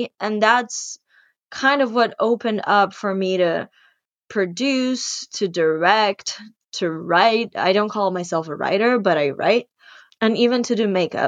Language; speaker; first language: English; non-native, fluent; Portuguese